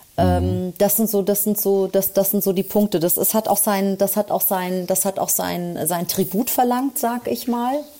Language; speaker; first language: German; early bilingual, other home language; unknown